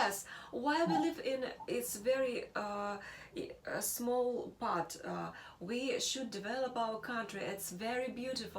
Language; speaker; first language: English; non-native, learner; Russian